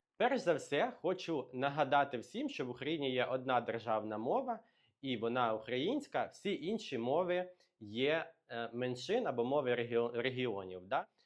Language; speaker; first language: Ukrainian; native; Ukrainian